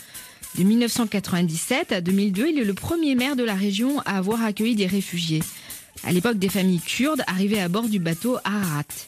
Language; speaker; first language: French; native; French